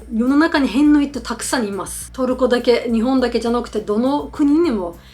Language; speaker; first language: Japanese; non-native, fluent; Turkish